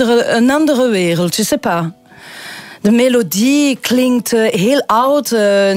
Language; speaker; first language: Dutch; non-native, local second language; French